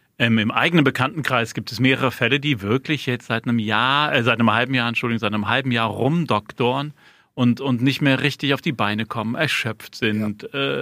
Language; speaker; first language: German; native; German